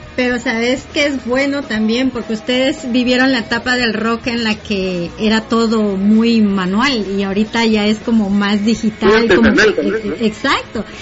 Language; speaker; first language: Spanish; native; Spanish